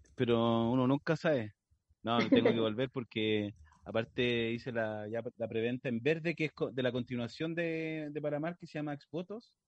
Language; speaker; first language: Spanish; native; Spanish